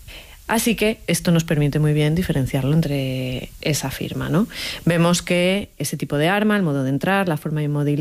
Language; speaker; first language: Spanish; native; Spanish